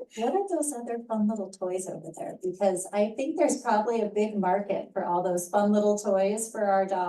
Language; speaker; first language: English; native; English